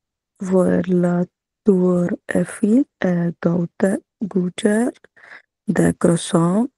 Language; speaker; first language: French; non-native, learner; Punjabi